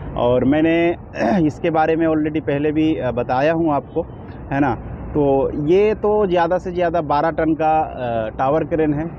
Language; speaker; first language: Hindi; native; Hindi